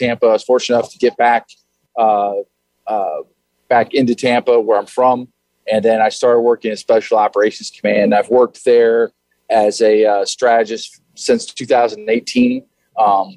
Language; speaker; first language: English; native; English